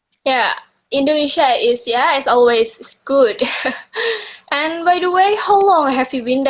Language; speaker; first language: English; non-native, learner; Indonesian